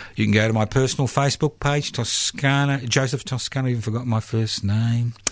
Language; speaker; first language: English; early bilingual, other home language; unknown